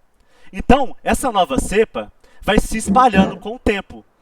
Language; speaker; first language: Portuguese; native; Portuguese